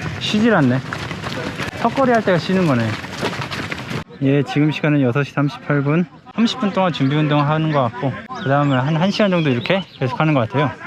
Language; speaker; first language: Korean; native; Korean